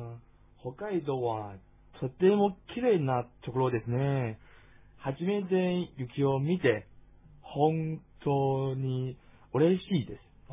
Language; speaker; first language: Japanese; non-native, learner; Chinese